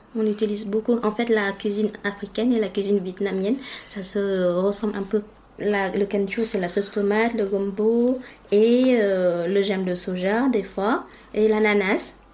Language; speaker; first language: French; non-native, fluent; Vietnamese